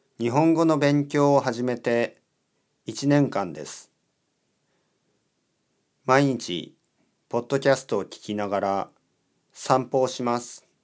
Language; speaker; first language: Japanese; non-native, learner; English